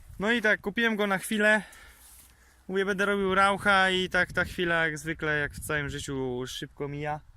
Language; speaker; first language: Polish; native; Polish